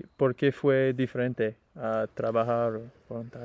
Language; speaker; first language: Spanish; non-native, learner; English